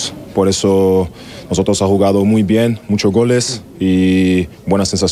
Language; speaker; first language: Spanish; non-native, learner; German